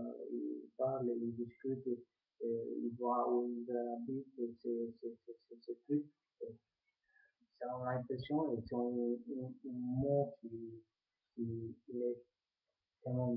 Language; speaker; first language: French; non-native, fluent; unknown